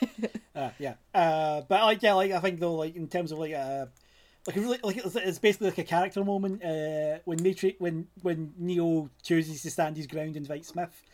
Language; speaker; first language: English; native; English